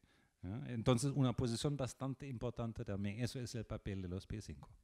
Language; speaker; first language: Spanish; non-native, fluent; German